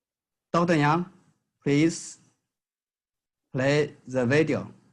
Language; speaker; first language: English; non-native, fluent; Chinese